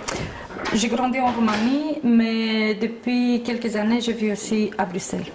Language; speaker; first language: French; non-native, fluent; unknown